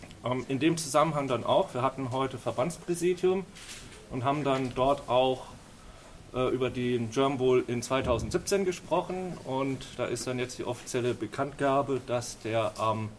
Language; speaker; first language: German; native; German